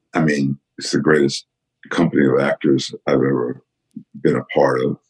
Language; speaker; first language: English; native; English